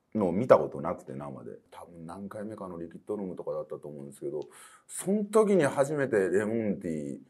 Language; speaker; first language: Japanese; native; Japanese